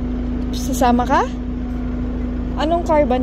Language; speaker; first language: Filipino; native; Filipino